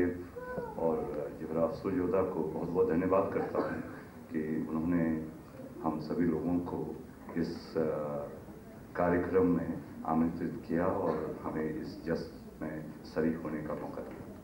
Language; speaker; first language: Hindi; native; Hindi